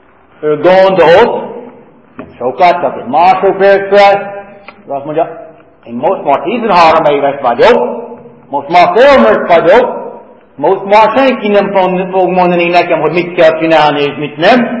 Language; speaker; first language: Hungarian; non-native, fluent; English